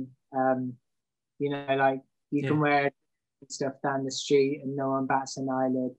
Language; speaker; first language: English; native; English